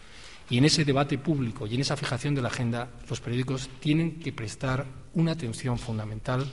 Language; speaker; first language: Spanish; native; Spanish